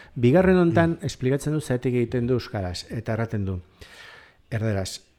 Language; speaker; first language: Basque; native; Basque